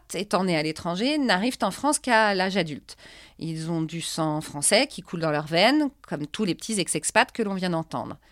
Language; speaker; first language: French; native; French